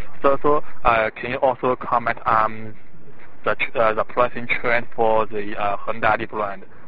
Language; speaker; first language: English; non-native, fluent; Chinese